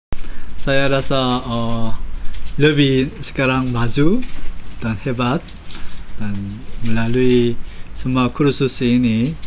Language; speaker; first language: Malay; non-native, fluent; Korean